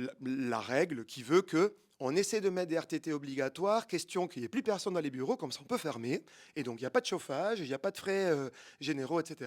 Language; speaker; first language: French; native; French